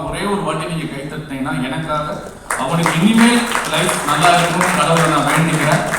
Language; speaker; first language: Tamil; native; Tamil